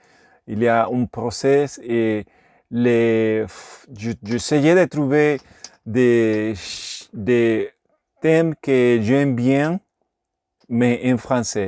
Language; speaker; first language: French; non-native, learner; Spanish